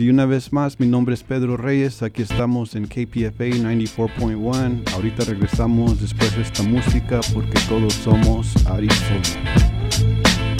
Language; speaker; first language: Spanish; early bilingual, heritage; Spanish